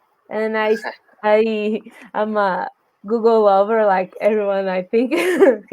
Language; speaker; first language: English; non-native, learner; Portuguese